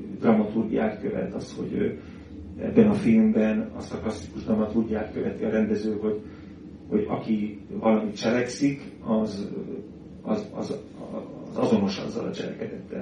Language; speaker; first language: Hungarian; native; Hungarian